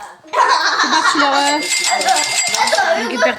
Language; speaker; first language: French; native; French